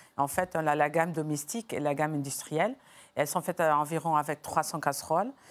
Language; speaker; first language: French; non-native, fluent; Portuguese